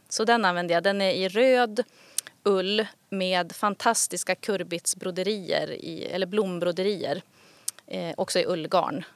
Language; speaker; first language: Swedish; native; Swedish